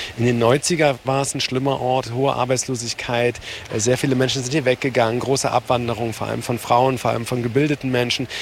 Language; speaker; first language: German; native; German